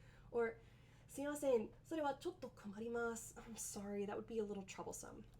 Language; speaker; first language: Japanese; non-native, fluent; English